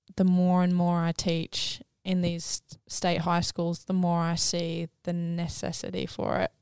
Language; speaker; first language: English; native; English